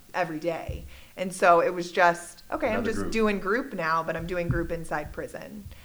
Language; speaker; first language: English; native; English